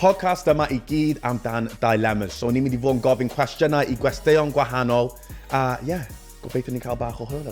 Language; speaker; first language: Welsh; native; Welsh